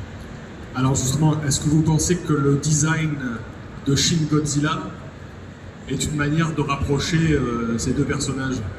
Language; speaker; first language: French; native; French